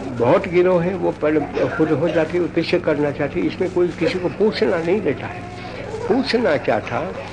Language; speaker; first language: Hindi; non-native, local second language; Gujarati